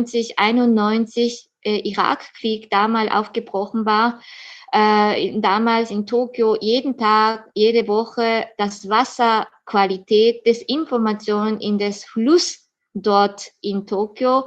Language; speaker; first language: German; non-native, fluent; Japanese